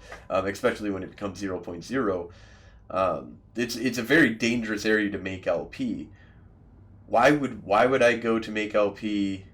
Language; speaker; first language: English; native; English